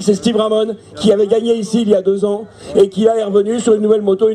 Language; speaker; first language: French; native; French